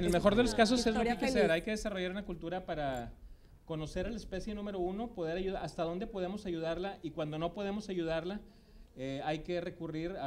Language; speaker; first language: Spanish; native; Spanish